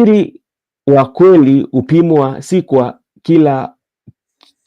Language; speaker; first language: Swahili; non-native, local second language; Luo (Kenya and Tanzania)